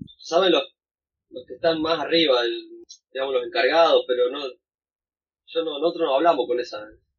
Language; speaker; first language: Spanish; native; Spanish